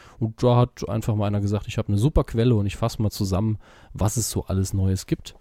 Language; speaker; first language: German; native; German